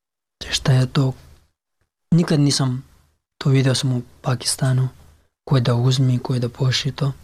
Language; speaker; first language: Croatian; non-native, learner; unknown